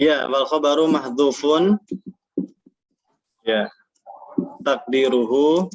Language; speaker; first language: Arabic; non-native, fluent; Indonesian